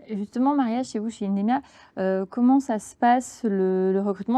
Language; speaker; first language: French; native; French